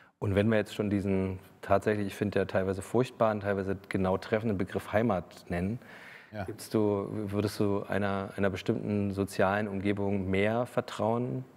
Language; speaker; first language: German; native; German